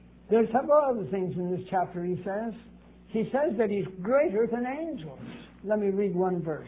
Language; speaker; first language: English; native; English